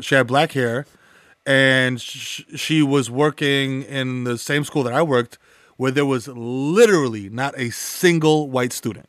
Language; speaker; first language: English; early bilingual, other home language; Spanish